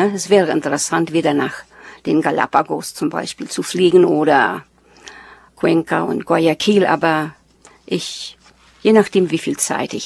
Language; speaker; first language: German; early bilingual, heritage; German